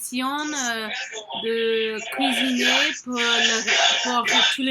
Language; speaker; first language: French; non-native, learner; English